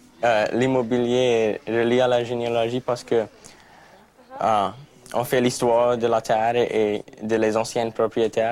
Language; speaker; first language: French; non-native, local second language; English